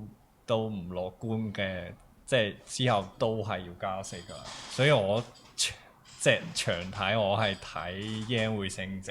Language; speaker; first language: Cantonese; native; Cantonese